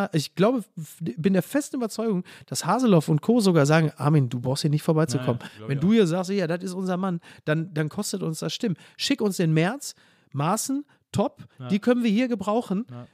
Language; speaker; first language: German; native; German